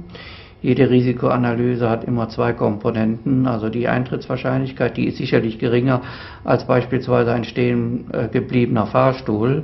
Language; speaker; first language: German; native; German